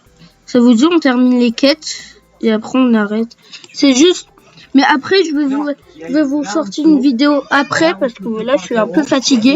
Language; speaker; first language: French; native; French